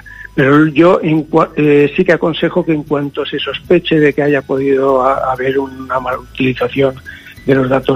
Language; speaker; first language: Spanish; native; Spanish